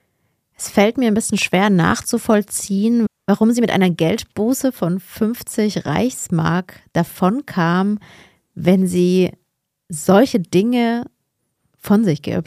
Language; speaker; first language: German; native; German